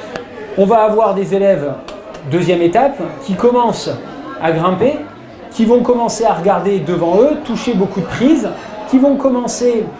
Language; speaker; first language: French; native; French